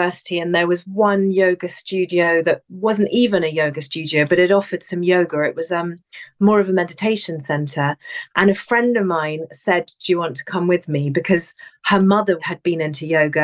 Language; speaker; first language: English; native; English